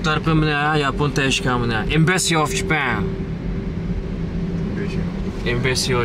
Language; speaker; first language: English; non-native, learner; Uyghur